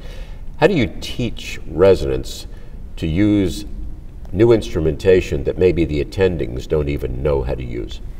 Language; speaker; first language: English; native; English